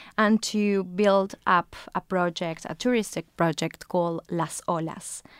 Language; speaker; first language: English; non-native, fluent; Spanish